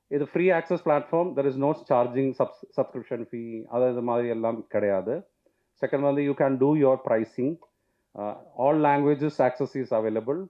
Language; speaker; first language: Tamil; non-native, local second language; Malayalam